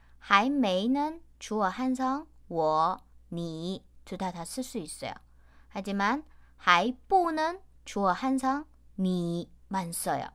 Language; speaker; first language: Korean; non-native, fluent; Chinese